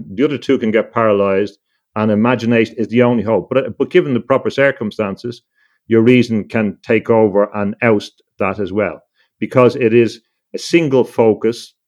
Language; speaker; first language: English; native; English